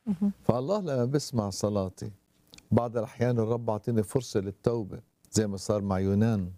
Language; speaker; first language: Arabic; native; Arabic